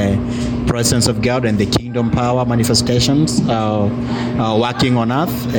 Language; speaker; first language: English; non-native, local second language; Luo (Kenya and Tanzania)